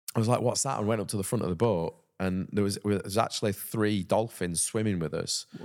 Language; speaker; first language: English; native; English